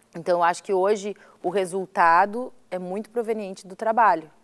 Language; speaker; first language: Portuguese; native; Portuguese